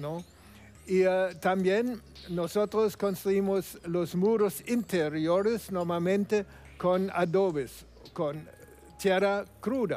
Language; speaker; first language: Spanish; non-native, fluent; German